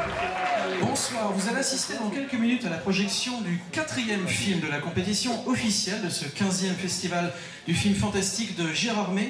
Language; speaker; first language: French; native; French